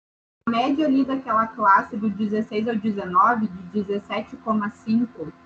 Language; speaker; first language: Portuguese; native; Portuguese